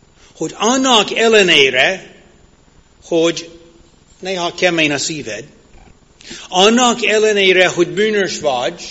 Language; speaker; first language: Hungarian; non-native, fluent; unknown